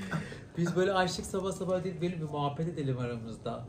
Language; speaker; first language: Turkish; native; Turkish